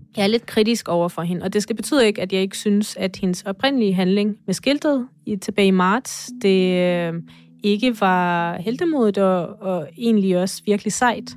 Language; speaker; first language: Danish; non-native, fluent; Russian